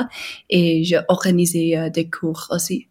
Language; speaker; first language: French; non-native, fluent; English